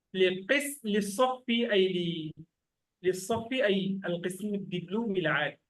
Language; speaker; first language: Arabic; non-native, fluent; Bangla